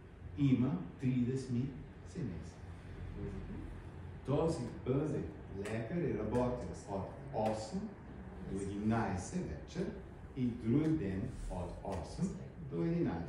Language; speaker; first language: Bulgarian; early bilingual, heritage; English